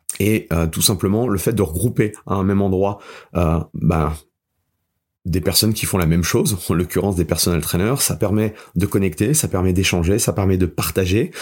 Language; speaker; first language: French; native; French